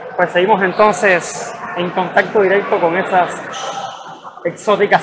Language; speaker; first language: Spanish; native; Spanish